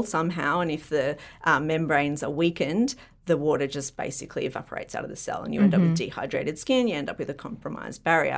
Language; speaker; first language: English; native; English